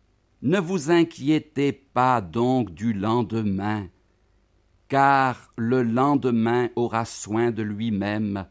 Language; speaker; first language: French; native; French